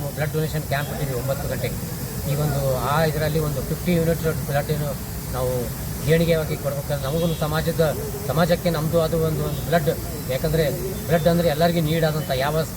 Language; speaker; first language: Kannada; native; Kannada